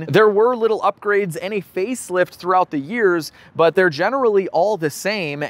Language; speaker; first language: English; native; English